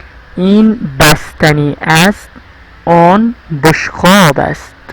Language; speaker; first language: Persian; non-native, fluent; Urdu